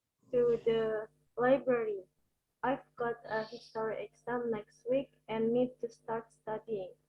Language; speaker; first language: English; non-native, learner; Indonesian